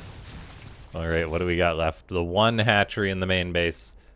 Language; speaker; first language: English; native; English